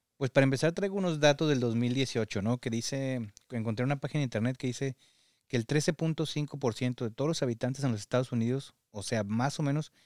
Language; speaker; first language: Spanish; native; Spanish